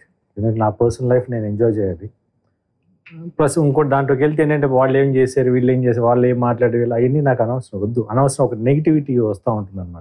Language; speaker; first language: Telugu; native; Telugu